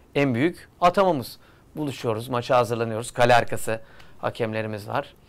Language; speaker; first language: Turkish; native; Turkish